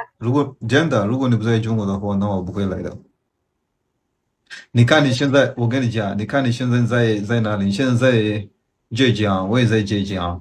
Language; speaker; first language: Chinese; non-native, fluent; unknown